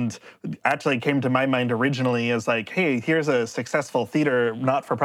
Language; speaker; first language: English; native; English